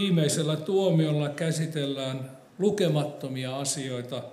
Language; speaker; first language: Finnish; native; Finnish